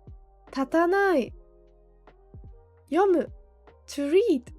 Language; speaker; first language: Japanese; non-native, fluent; English